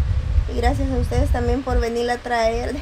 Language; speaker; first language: Spanish; native; Spanish